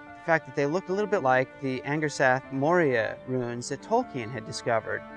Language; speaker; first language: English; native; English